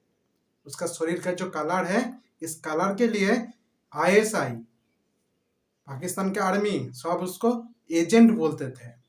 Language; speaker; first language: Hindi; non-native, local second language; Bangla